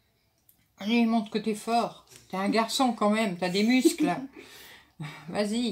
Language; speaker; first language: French; native; French